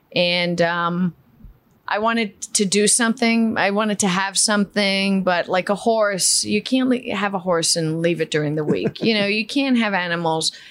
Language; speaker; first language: English; early bilingual, other home language; Spanish